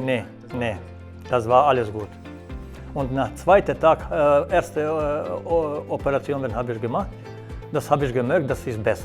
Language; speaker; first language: German; non-native, learner; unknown